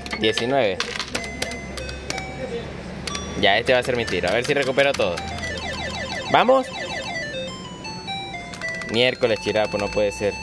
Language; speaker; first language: Spanish; native; Spanish